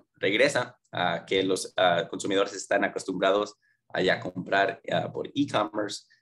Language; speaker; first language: Spanish; early bilingual, heritage; Spanish